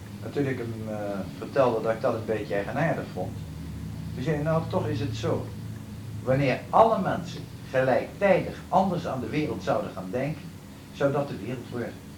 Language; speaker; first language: Dutch; native; Dutch